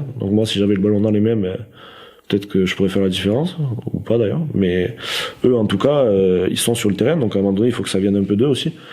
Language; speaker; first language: French; native; French